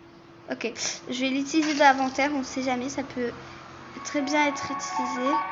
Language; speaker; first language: French; native; French